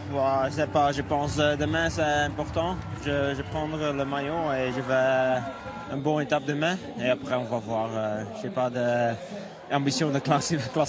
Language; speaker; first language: French; non-native, learner; Dutch